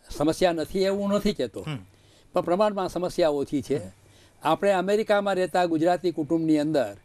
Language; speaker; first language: Gujarati; native; Gujarati